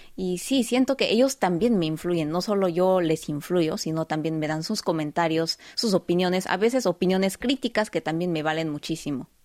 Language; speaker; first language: Spanish; early bilingual, heritage; Spanish